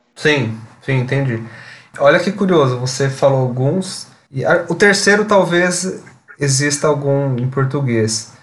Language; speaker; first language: Portuguese; native; Portuguese